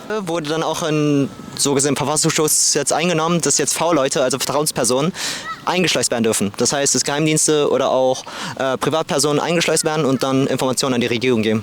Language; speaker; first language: German; native; German